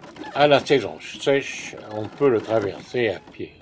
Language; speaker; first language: French; native; French